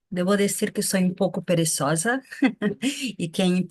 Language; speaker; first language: Spanish; non-native, fluent; Portuguese